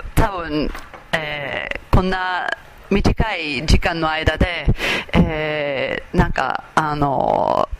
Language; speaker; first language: Japanese; non-native, fluent; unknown